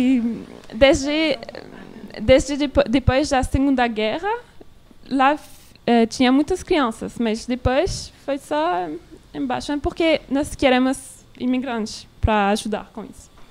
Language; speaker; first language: Portuguese; non-native, learner; French